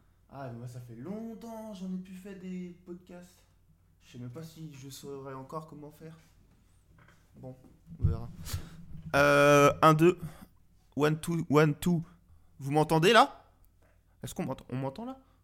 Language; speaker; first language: French; native; French